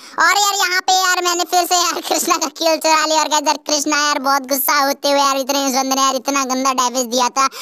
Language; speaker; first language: Hindi; native; Hindi